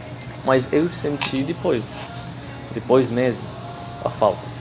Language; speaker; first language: Portuguese; non-native, fluent; Arabic